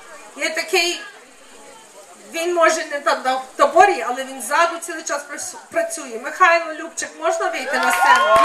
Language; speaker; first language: Ukrainian; early bilingual, heritage; Ukrainian